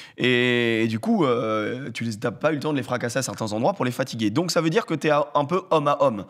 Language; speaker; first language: French; native; French